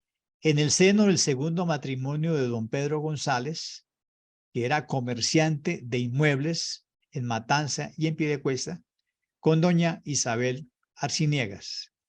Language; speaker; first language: Spanish; native; Spanish